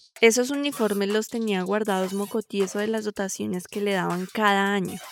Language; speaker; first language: Spanish; native; Spanish